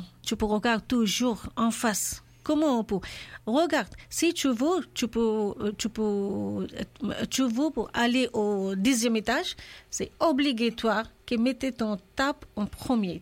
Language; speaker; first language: French; non-native, learner; Urdu